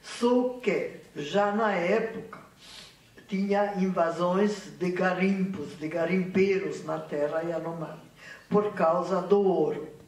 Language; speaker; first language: Portuguese; non-native, fluent; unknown